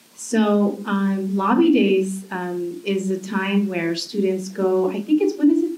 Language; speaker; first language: English; early bilingual, other home language; Spanish